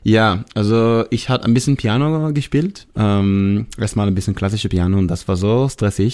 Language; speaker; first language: German; non-native, learner; Hebrew